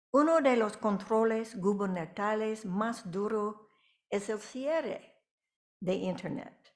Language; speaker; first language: Spanish; non-native, fluent; English